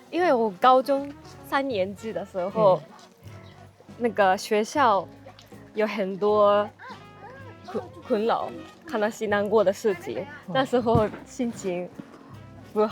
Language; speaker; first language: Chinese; non-native, fluent; Japanese